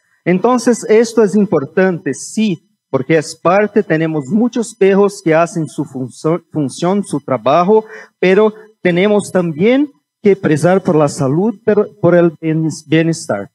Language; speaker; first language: Spanish; non-native, fluent; Portuguese